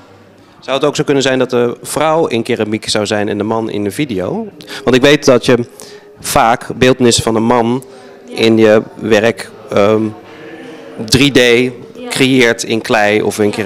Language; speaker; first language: Dutch; native; Dutch